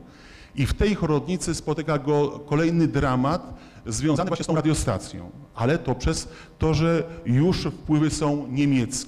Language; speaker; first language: Polish; native; Polish